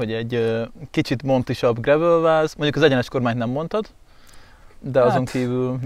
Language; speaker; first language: Hungarian; native; Hungarian